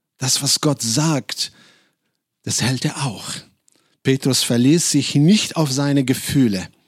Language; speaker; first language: German; non-native, fluent; Arabic